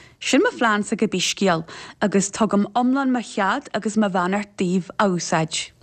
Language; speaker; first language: Irish; native; Irish